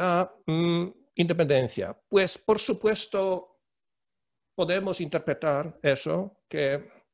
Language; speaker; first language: Spanish; non-native, fluent; Polish